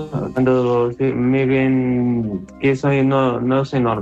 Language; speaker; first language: Spanish; non-native, learner; Arabic